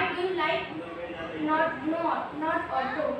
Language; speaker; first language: English; non-native, learner; Hindi